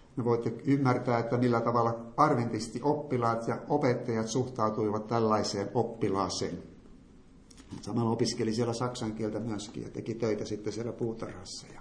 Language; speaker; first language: Finnish; native; Finnish